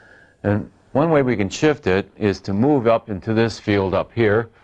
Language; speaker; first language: English; native; English